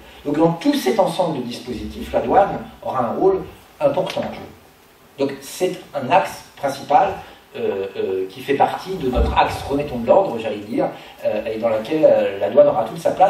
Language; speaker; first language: French; native; French